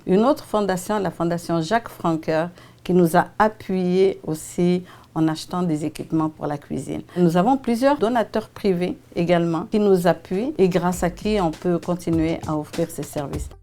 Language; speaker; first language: French; native; French